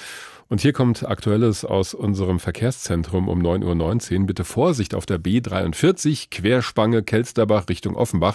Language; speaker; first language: German; native; German